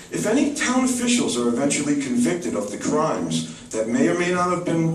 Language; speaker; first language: English; native; English